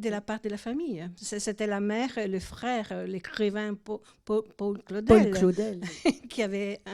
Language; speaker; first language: French; non-native, fluent; Italian